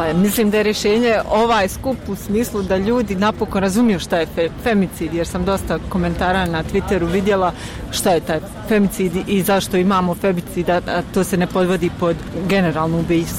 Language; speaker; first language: Croatian; native; Croatian